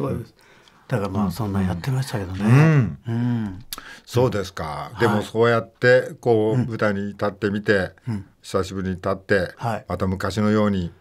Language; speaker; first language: Japanese; native; Japanese